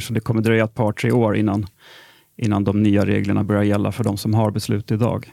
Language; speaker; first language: Swedish; native; Swedish